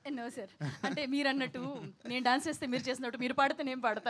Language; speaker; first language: Telugu; native; Telugu